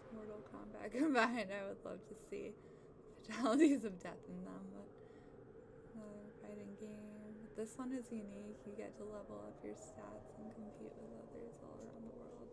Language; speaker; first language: English; native; English